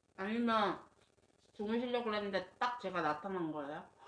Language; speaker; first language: Korean; native; Korean